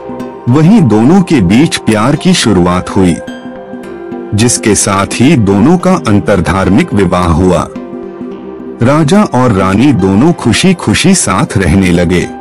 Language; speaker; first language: Hindi; native; Hindi